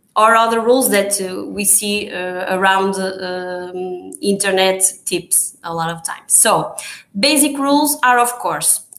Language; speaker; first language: English; non-native, fluent; Portuguese